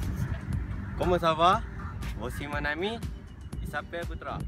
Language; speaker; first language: French; non-native, learner; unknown